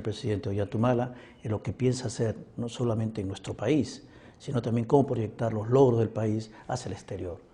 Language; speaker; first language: Spanish; native; Spanish